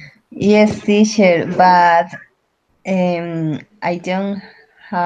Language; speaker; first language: English; non-native, learner; Spanish